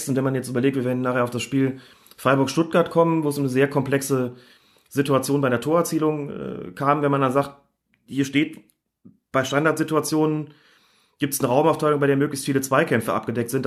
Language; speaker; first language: German; native; German